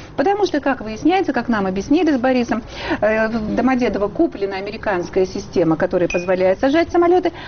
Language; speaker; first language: Russian; native; Russian